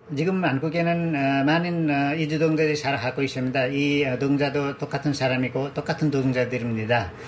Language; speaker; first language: Korean; non-native, fluent; Nepali